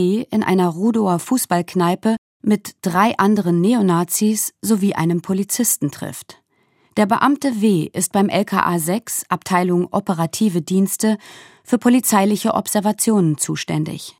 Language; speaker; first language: German; native; German